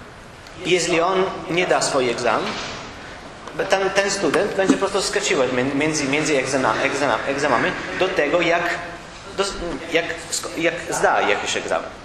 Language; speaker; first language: Polish; non-native, learner; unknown